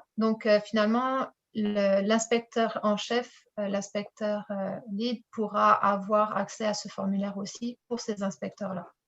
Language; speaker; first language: French; native; French